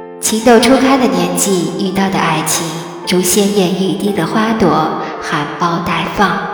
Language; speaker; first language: Chinese; native; Chinese